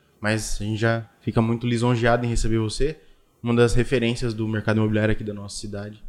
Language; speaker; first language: Portuguese; native; Portuguese